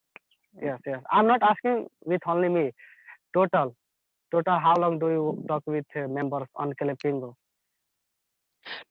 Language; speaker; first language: English; non-native, learner; Hindi